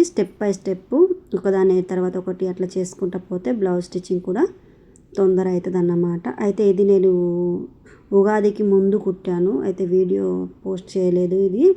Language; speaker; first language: Telugu; native; Telugu